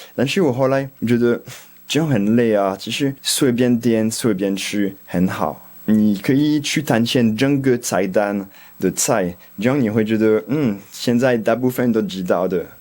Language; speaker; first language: Chinese; non-native, fluent; French